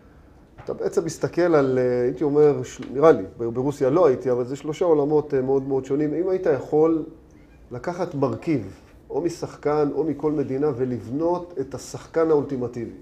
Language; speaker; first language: Hebrew; native; Hebrew